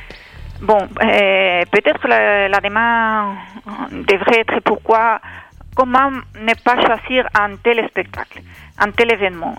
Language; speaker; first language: French; non-native, fluent; Spanish